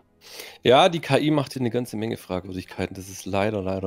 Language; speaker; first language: German; native; German